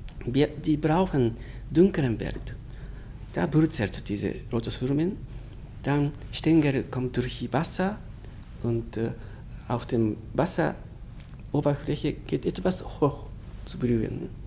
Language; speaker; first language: German; non-native, learner; Japanese